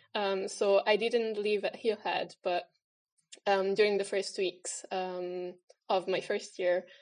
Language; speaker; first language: English; non-native, fluent; Italian